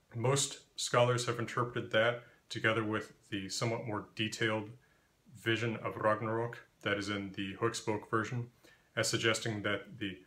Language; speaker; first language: English; native; English